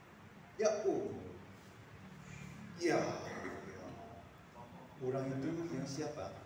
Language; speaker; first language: Indonesian; non-native, fluent; Korean